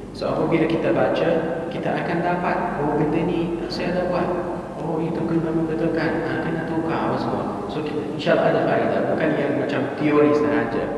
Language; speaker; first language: Malay; non-native, fluent; Arabic